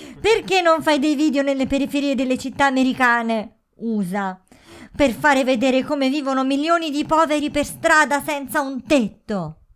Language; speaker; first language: Italian; native; Italian